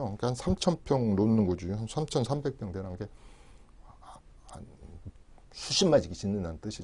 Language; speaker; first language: Korean; native; Korean